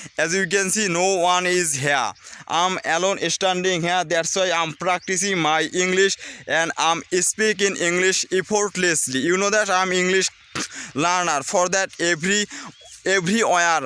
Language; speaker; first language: English; non-native, learner; Bangla